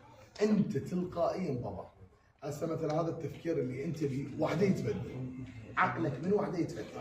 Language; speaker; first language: Arabic; native; Arabic